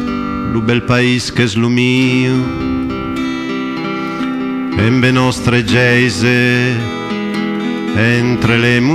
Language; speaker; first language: French; non-native, fluent; Italian